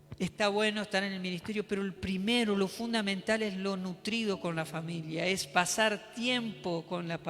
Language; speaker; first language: Spanish; native; Spanish